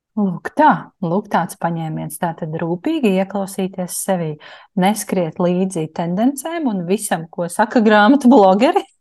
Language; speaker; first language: Latvian; native; Latvian